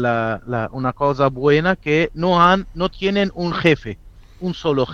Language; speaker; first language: Spanish; non-native, fluent; Italian